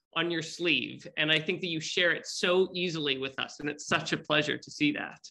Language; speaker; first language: English; native; English